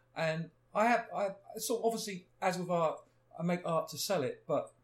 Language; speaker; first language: English; native; English